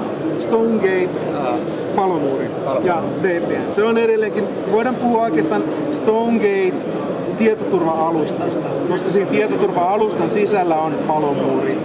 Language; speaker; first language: Finnish; native; Finnish